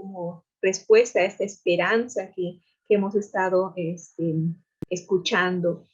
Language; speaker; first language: Spanish; native; Spanish